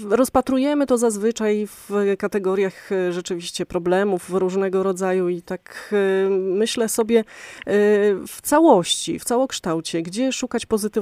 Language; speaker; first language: Polish; native; Polish